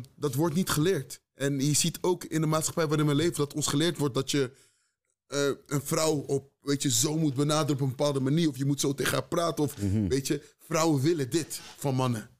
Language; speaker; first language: Dutch; early bilingual, other home language; Akan